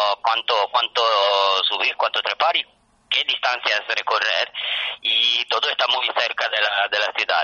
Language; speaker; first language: Spanish; non-native, fluent; Italian